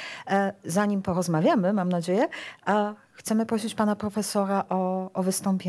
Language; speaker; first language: Polish; native; Polish